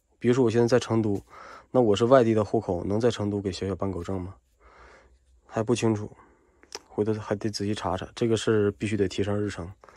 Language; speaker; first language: Chinese; native; Chinese